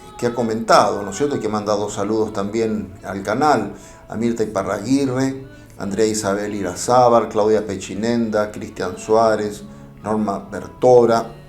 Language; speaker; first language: Spanish; native; Spanish